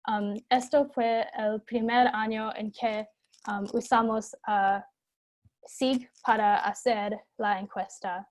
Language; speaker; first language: Spanish; non-native, fluent; English